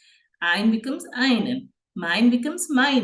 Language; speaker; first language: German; non-native, fluent; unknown